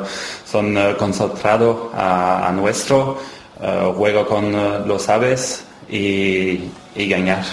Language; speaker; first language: Spanish; non-native, learner; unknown